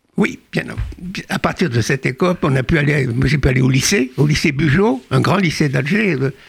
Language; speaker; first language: French; native; French